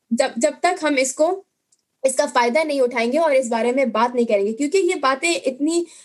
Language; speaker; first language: Urdu; native; Urdu